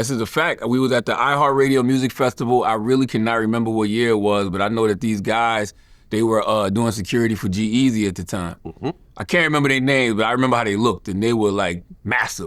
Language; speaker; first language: English; native; English